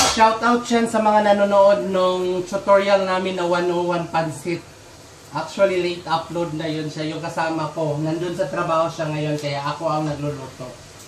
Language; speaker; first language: Filipino; non-native, local second language; Cebuano